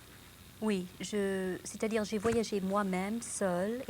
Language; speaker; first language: French; non-native, local second language; English